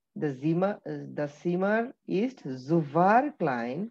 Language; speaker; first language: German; non-native, learner; Bangla